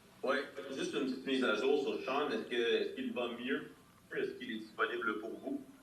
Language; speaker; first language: French; native; French